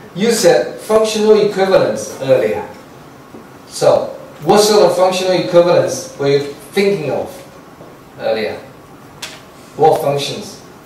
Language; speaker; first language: English; non-native, fluent; Chinese